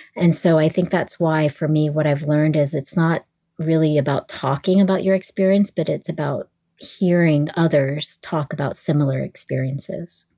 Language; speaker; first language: English; early bilingual, other home language; Vietnamese